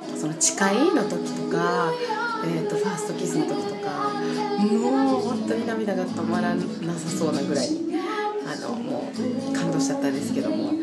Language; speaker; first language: Japanese; early bilingual, heritage; Japanese